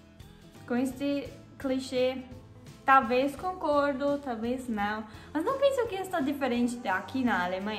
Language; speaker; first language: Portuguese; non-native, learner; German